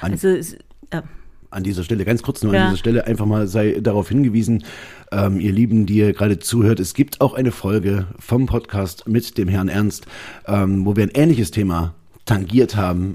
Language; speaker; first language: German; native; German